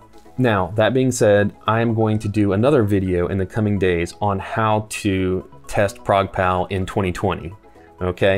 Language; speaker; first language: English; native; English